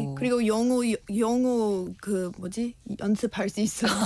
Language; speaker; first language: Korean; non-native, learner; English